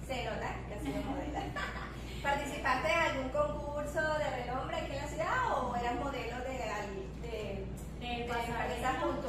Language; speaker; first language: Spanish; native; Spanish